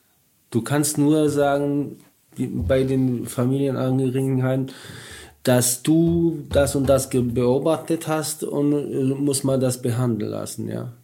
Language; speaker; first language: German; non-native, learner; Polish